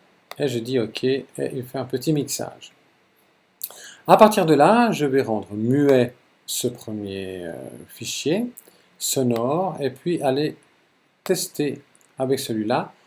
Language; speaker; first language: French; native; French